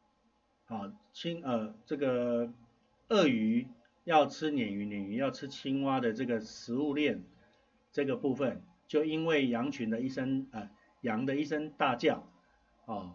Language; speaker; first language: Chinese; native; Chinese